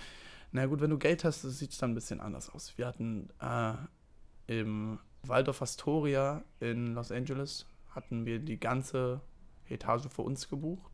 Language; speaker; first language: German; native; German